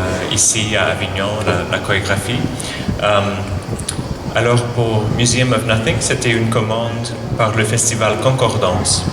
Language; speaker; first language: French; non-native, fluent; English